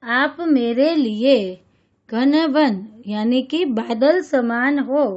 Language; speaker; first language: Hindi; non-native, local second language; Gujarati